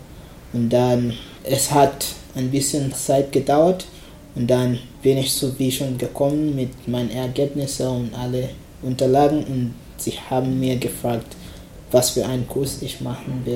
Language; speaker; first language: German; non-native, learner; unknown